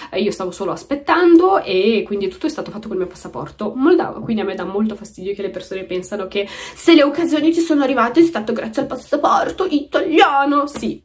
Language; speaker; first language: Italian; early bilingual, other home language; Romanian